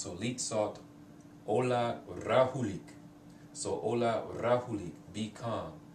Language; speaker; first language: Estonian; non-native, learner; English